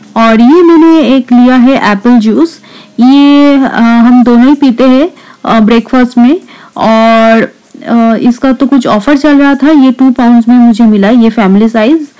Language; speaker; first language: Hindi; non-native, local second language; Bangla